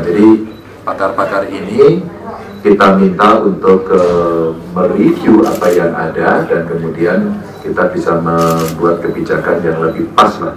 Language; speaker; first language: Indonesian; native; Indonesian